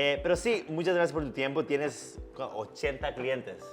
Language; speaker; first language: Spanish; non-native, learner; English